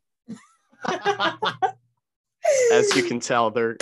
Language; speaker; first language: English; native; English